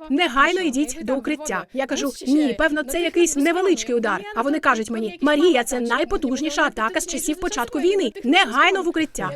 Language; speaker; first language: Ukrainian; native; Ukrainian